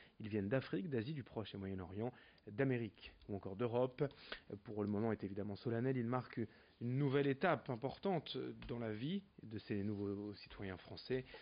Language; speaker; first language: French; native; French